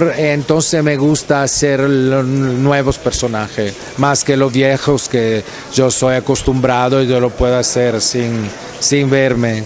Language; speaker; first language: Spanish; non-native, fluent; Italian